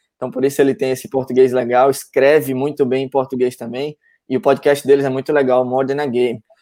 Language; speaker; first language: Portuguese; native; Portuguese